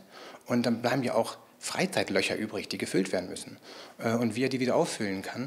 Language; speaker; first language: German; native; German